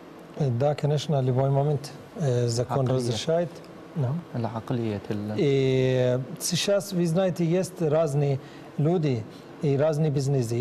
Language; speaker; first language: Russian; non-native, learner; Arabic